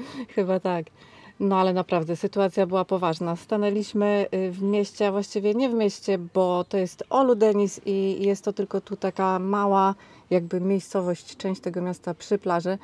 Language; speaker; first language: Polish; native; Polish